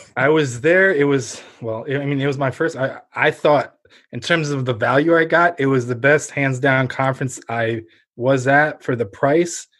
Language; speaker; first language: English; early bilingual, other home language; Ukrainian